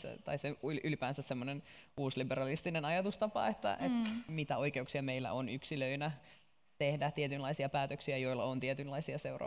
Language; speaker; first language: Finnish; native; Finnish